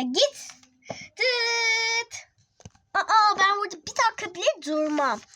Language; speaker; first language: Turkish; native; Turkish